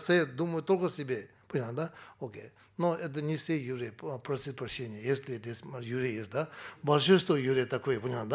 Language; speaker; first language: Russian; non-native, learner; Tibetan